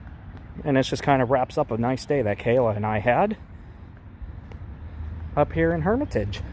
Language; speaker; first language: English; native; English